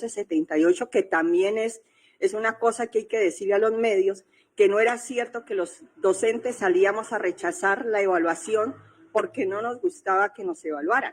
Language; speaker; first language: Spanish; native; Spanish